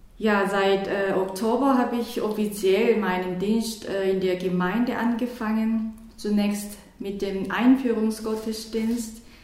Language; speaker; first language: German; non-native, fluent; Korean